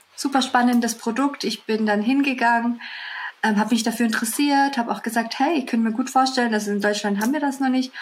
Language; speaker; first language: German; early bilingual, other home language; Russian